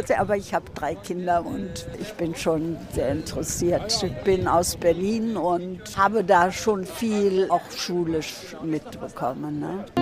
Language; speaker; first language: German; native; German